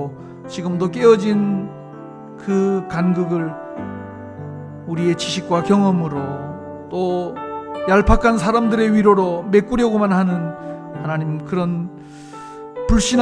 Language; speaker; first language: Korean; native; Korean